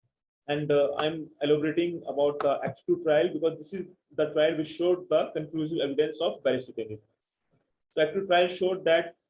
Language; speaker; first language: English; non-native, local second language; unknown